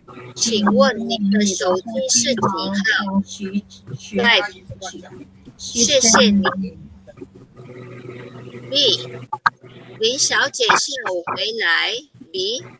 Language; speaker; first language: Chinese; non-native, fluent; Filipino